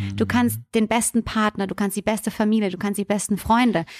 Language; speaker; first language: German; native; German